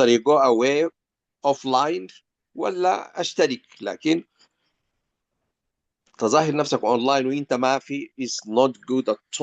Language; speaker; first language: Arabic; native; Arabic